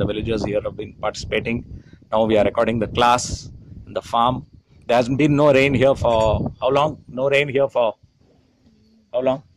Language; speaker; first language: English; non-native, local second language; Tamil